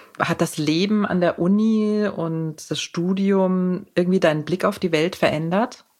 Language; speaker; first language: German; native; German